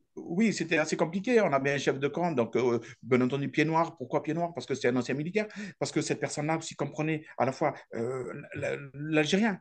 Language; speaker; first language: French; early bilingual, other home language; Arabic